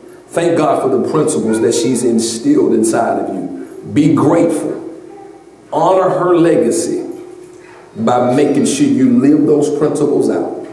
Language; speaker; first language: English; native; English